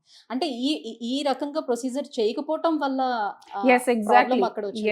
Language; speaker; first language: Telugu; native; Telugu